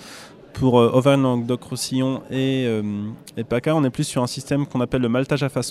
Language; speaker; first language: French; native; French